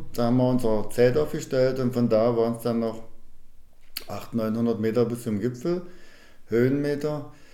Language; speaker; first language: German; native; German